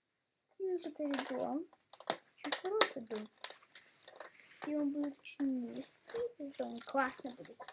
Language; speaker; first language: Russian; early bilingual, heritage; Russian